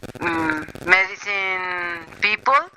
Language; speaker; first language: English; non-native, learner; Spanish